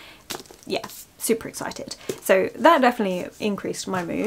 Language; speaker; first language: English; native; English